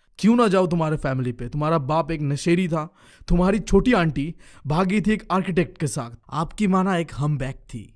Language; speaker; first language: Hindi; non-native, local second language; Bangla